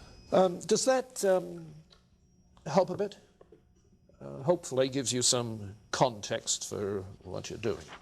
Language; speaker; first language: English; native; English